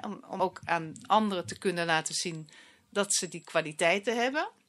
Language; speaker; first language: Dutch; native; Dutch